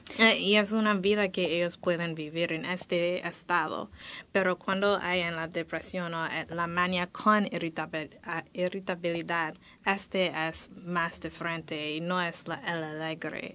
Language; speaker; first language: Spanish; non-native, learner; English